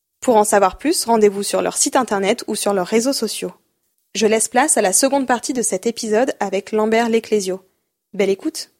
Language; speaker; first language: French; native; French